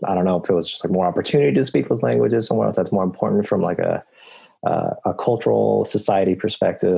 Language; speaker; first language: English; native; English